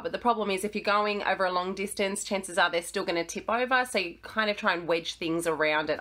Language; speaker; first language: English; native; English